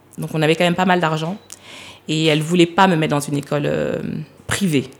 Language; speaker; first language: French; early bilingual, other home language; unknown